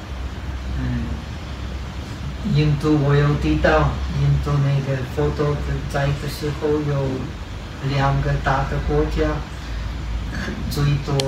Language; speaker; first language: Chinese; non-native, fluent; Czech